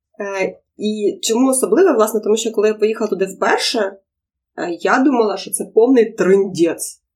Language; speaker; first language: Ukrainian; non-native, local second language; Russian